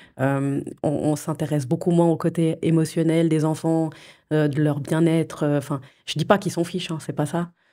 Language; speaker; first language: French; early bilingual, other home language; Portuguese